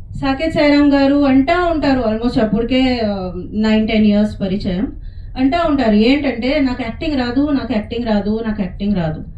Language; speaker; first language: Telugu; non-native, fluent; Hindi